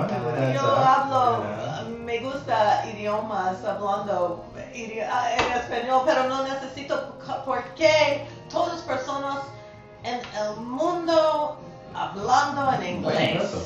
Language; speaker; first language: Spanish; non-native, learner; English